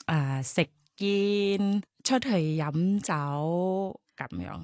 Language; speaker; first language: Cantonese; non-native, learner; Thai